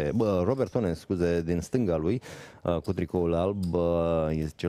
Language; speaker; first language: Romanian; native; Romanian